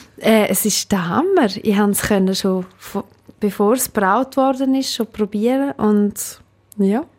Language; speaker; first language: German; native; German